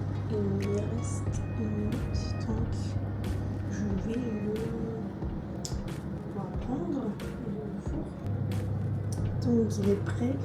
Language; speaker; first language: French; non-native, fluent; Russian